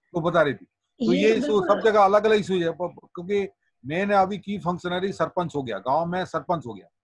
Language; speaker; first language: Hindi; non-native, local second language; Odia